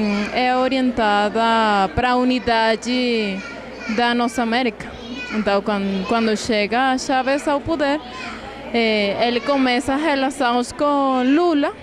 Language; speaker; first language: Portuguese; non-native, fluent; Spanish